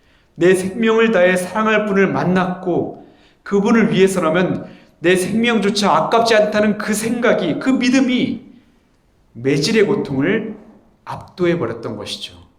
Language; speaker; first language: Korean; native; Korean